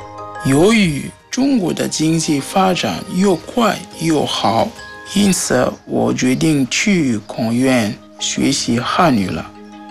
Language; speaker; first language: Chinese; non-native, fluent; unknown